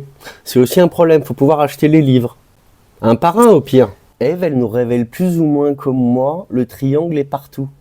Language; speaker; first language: French; native; French